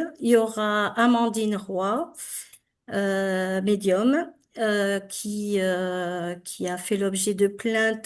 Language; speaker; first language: French; native; French